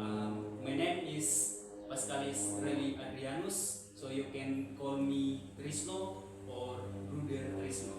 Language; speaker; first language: English; non-native, learner; Indonesian